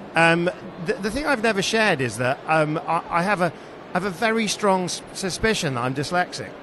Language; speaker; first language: English; native; English